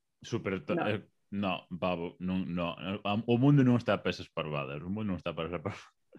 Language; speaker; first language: Galician; non-native, local second language; Spanish